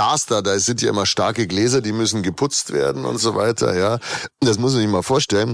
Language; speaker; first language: German; native; German